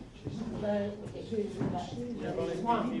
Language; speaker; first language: English; non-native, learner; French